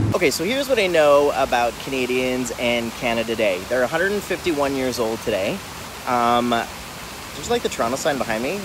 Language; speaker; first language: English; native; English